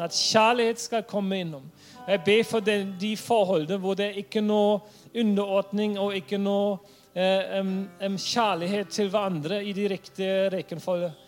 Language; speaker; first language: Norwegian; non-native, fluent; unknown